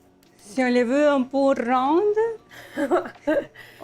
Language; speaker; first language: French; non-native, learner; Spanish